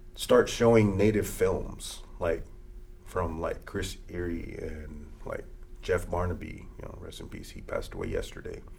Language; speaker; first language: English; early bilingual, other home language; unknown